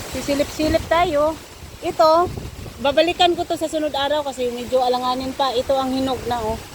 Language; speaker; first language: Filipino; non-native, local second language; Cebuano